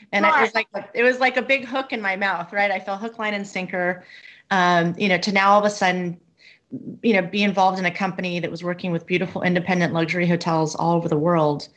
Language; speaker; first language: English; native; English